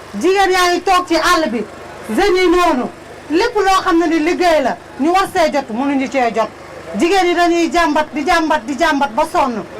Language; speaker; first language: Wolof; native; Wolof